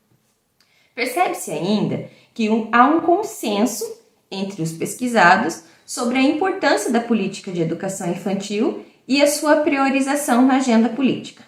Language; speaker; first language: Portuguese; native; Portuguese